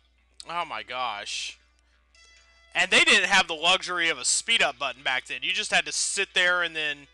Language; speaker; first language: English; native; English